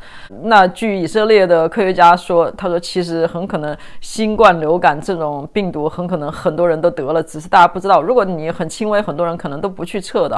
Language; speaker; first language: Chinese; native; Chinese